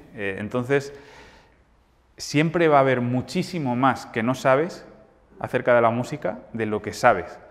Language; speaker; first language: Spanish; native; Spanish